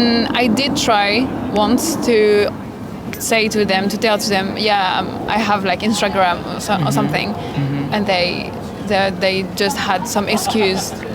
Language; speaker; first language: English; non-native, fluent; French